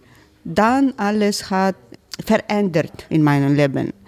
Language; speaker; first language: German; non-native, learner; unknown